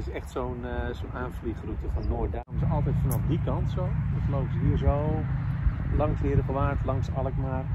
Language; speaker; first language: Dutch; native; Dutch